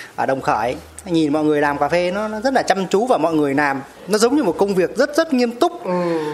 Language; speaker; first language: Vietnamese; native; Vietnamese